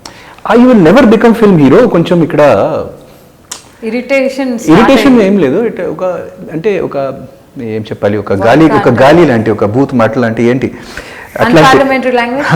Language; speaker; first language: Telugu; non-native, local second language; Hindi